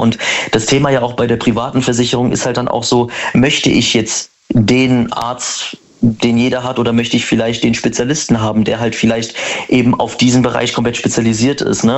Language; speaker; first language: German; native; German